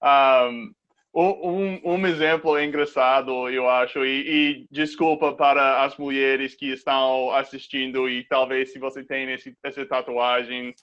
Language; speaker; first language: Portuguese; non-native, fluent; English